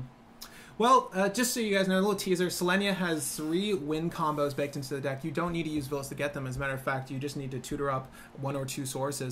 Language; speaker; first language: English; native; English